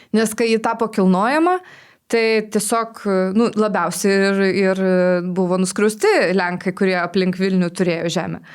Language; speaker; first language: Lithuanian; non-native, local second language; Polish